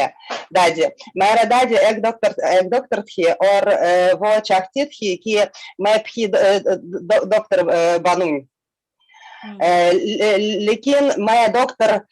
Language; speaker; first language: Hindi; non-native, learner; Russian